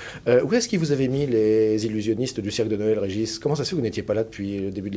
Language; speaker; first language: French; native; French